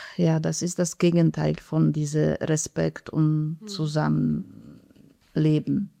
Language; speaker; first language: German; non-native, fluent; Polish